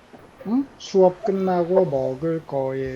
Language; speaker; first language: Korean; native; Korean